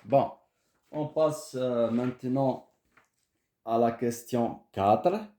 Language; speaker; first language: French; non-native, local second language; Arabic